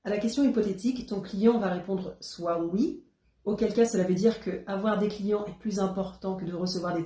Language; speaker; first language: French; native; French